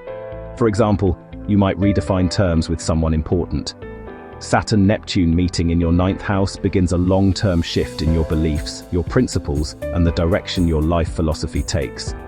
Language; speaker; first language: English; native; English